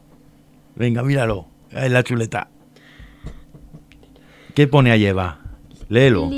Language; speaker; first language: Spanish; native; Spanish